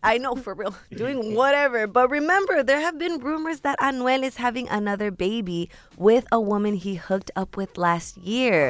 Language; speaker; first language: English; early bilingual, other home language; Spanish